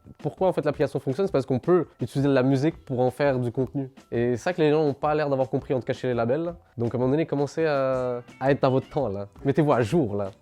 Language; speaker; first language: French; early bilingual, other home language; Arabic